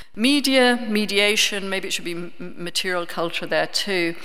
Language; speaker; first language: English; native; English